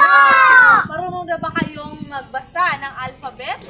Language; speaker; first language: Filipino; native; Filipino